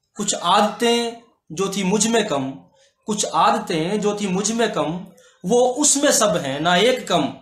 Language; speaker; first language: Hindi; native; Hindi